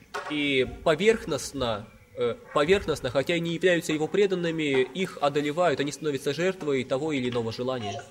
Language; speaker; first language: Russian; native; Russian